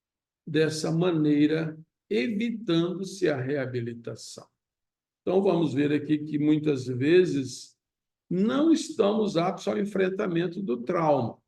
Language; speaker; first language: Portuguese; native; Portuguese